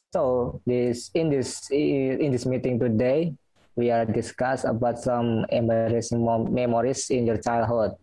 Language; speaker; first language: English; non-native, learner; Indonesian